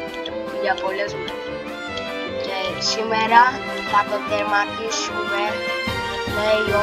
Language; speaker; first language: Greek; early bilingual, heritage; Greek